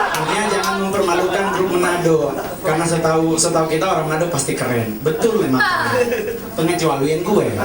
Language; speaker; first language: Indonesian; native; Indonesian